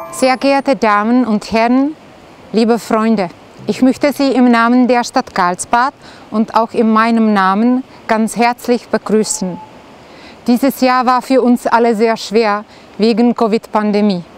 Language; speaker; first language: German; non-native, local second language; Czech